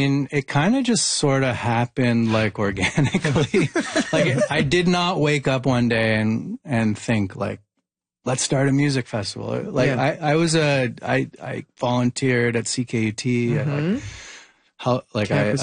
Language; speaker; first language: English; native; English